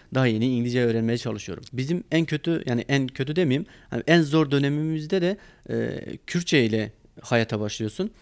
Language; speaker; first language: Turkish; non-native, local second language; Kurdish